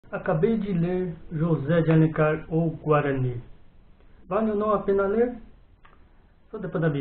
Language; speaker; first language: Portuguese; native; Portuguese